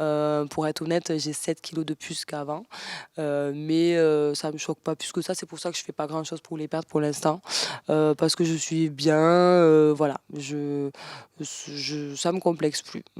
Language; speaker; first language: French; native; French